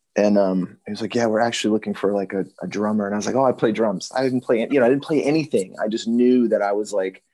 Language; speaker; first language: English; native; English